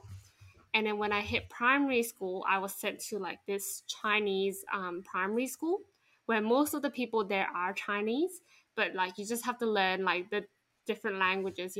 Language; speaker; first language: English; non-native, local second language; Chinese